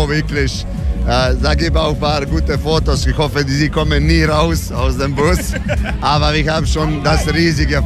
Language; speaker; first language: German; non-native, learner; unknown